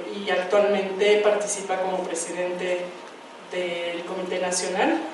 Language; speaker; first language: Spanish; native; Spanish